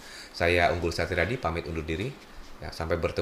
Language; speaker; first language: Indonesian; native; Indonesian